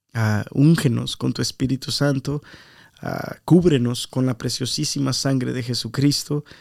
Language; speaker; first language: Spanish; early bilingual, heritage; Spanish